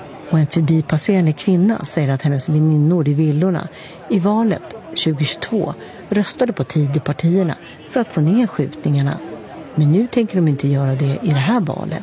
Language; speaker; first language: Swedish; native; Swedish